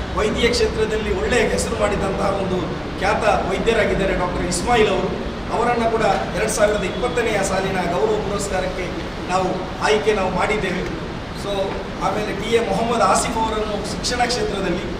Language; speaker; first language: Kannada; non-native, local second language; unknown